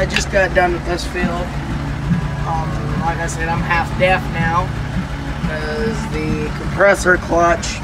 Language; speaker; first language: English; native; English